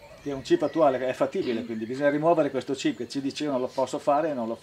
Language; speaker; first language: Italian; native; Italian